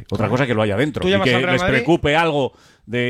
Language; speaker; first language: Spanish; native; Spanish